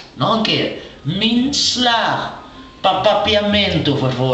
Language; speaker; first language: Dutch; non-native, local second language; Papiamento